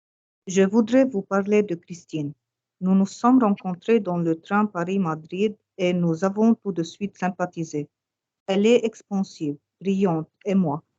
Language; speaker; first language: French; non-native, local second language; Arabic